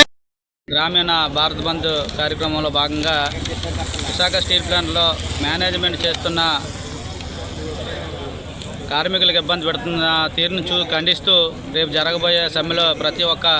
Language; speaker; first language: Telugu; native; Telugu